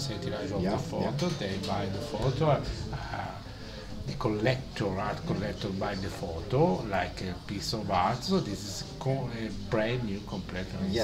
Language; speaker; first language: English; non-native, learner; Italian